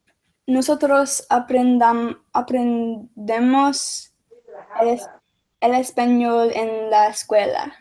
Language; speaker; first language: Spanish; non-native, learner; English